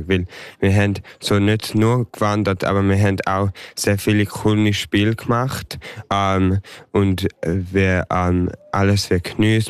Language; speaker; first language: German; early bilingual, heritage; English